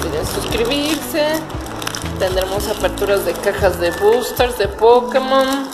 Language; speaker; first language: Spanish; native; Spanish